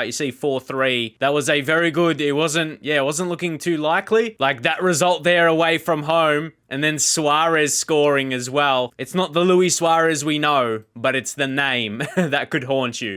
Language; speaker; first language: English; native; English